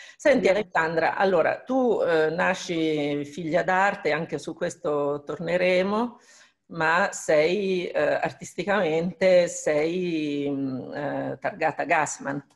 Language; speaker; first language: Italian; native; Italian